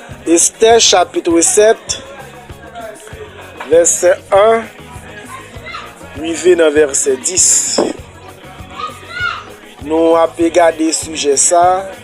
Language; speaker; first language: French; non-native, local second language; Haitian Creole